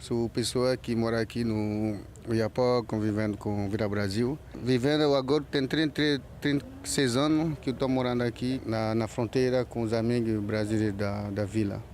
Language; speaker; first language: Portuguese; non-native, learner; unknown